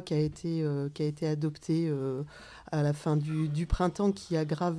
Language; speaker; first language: French; native; French